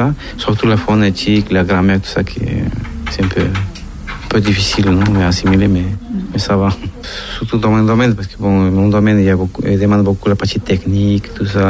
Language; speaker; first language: French; non-native, learner; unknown